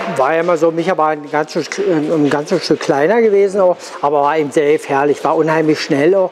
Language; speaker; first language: German; native; German